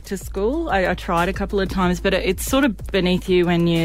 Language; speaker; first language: English; native; English